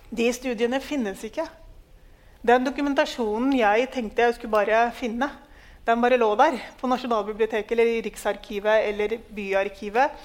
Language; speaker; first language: Norwegian; early bilingual, other home language; Urdu